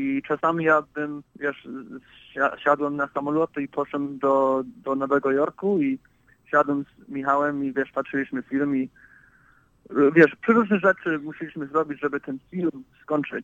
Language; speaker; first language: Polish; early bilingual, heritage; English